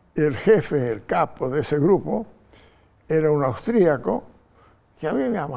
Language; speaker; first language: Spanish; non-native, fluent; Polish